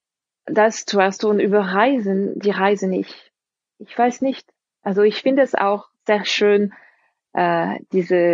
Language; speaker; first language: German; non-native, fluent; French